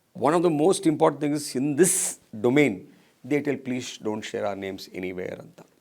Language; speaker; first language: English; non-native, local second language; Kannada